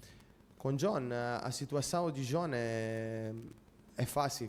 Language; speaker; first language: Portuguese; non-native, fluent; Spanish